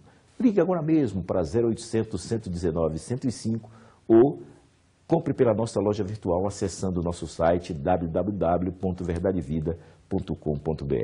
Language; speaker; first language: Portuguese; native; Portuguese